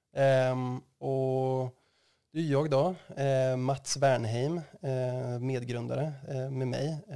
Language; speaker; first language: Swedish; native; Swedish